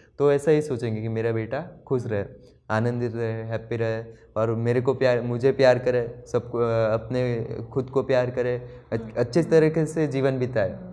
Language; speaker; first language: Hindi; non-native, local second language; Gujarati